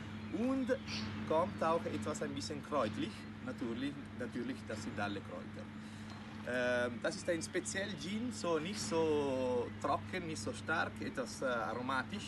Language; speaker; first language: German; non-native, local second language; Italian